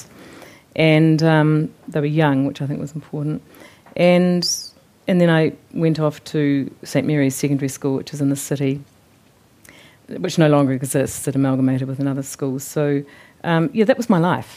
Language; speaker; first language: English; native; English